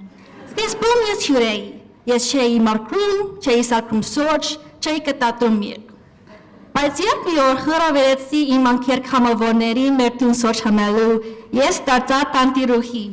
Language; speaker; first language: Armenian; non-native, learner; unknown